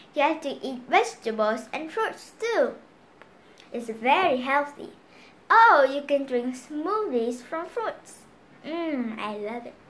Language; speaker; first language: English; non-native, learner; Vietnamese